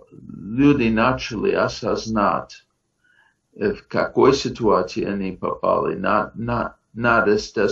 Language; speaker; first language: Russian; non-native, fluent; English